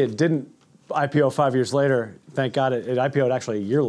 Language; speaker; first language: English; native; English